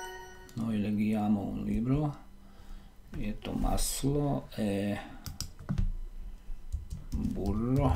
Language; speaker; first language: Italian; non-native, learner; Slovak